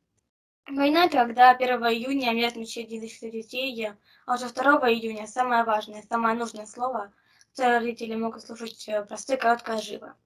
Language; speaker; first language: Russian; native; Russian